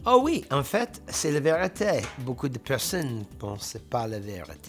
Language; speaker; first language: French; non-native, fluent; English